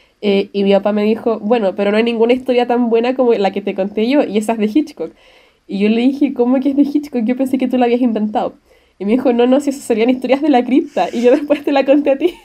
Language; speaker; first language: Spanish; native; Spanish